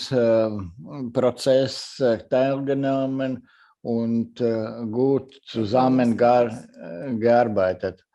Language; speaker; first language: German; non-native, fluent; Latvian